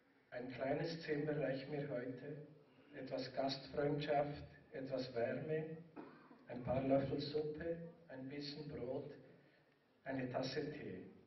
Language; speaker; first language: German; native; German